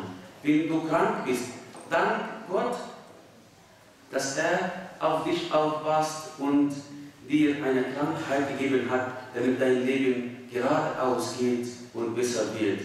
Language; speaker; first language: German; non-native, fluent; Arabic